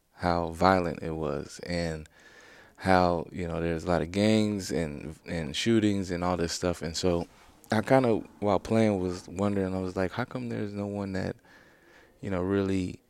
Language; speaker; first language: English; native; English